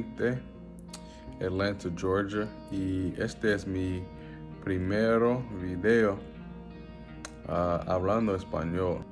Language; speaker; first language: Spanish; non-native, learner; English